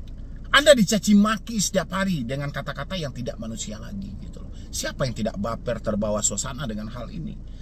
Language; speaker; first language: Indonesian; native; Indonesian